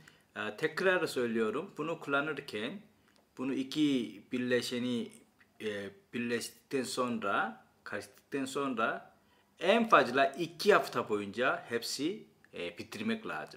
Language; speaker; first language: Turkish; non-native, fluent; Korean